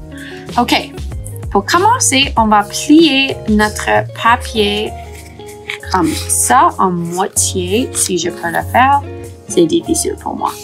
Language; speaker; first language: French; non-native, learner; English